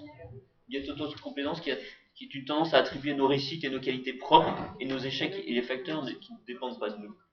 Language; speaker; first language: French; native; French